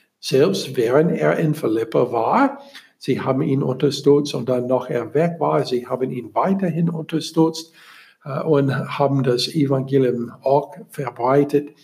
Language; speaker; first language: German; non-native, learner; English